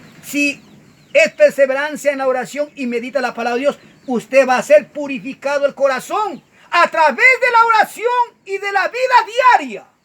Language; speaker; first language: Spanish; native; Spanish